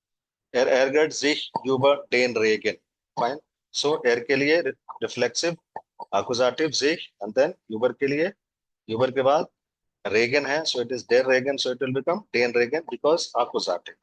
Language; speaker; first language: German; non-native, fluent; Hindi